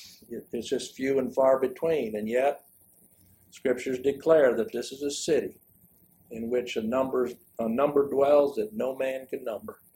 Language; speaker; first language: English; native; English